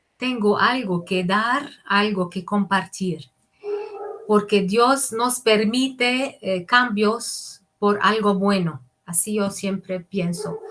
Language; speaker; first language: Spanish; non-native, fluent; Arabic